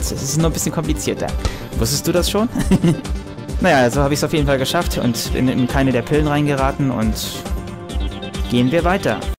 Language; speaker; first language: German; native; German